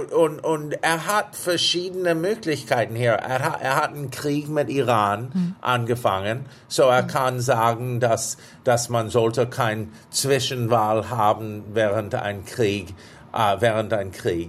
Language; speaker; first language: German; non-native, fluent; English